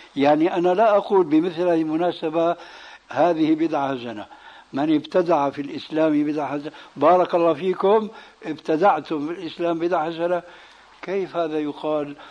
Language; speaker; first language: Arabic; early bilingual, other home language; Albanian